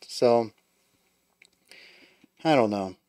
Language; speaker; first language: English; native; English